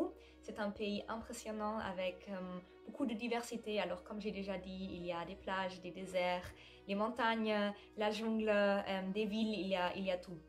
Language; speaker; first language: French; non-native, fluent; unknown